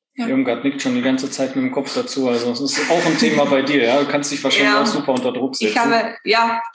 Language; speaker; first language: German; non-native, fluent; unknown